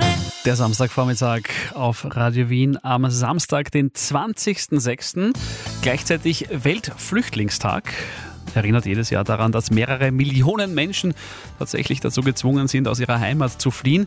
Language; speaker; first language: German; native; German